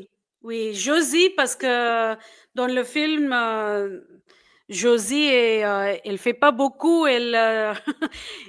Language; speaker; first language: French; non-native, fluent; English